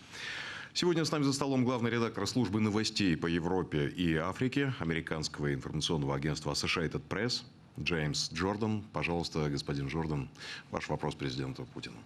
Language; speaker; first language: Russian; native; Russian